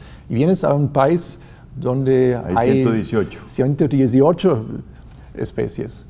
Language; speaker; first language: Spanish; non-native, fluent; German